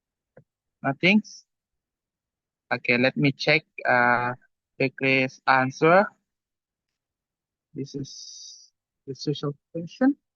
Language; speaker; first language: English; non-native, learner; Indonesian